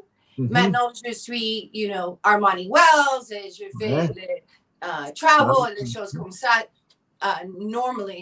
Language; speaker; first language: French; non-native, learner; English